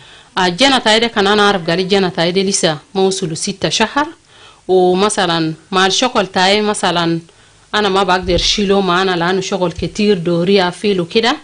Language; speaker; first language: Arabic; non-native, local second language; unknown